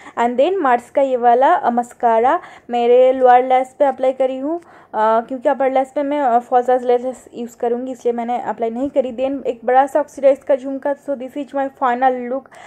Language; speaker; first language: Hindi; non-native, local second language; Bangla